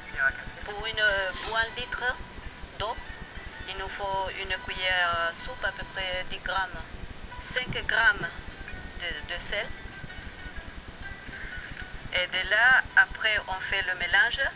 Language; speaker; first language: French; non-native, fluent; Spanish